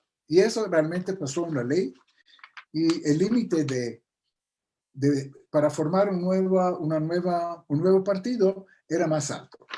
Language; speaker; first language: Spanish; non-native, fluent; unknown